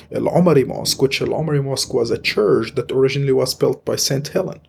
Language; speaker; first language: English; non-native, fluent; Arabic